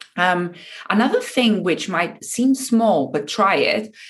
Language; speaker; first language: English; non-native, fluent; Japanese